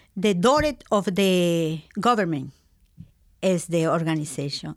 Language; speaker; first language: English; non-native, learner; Spanish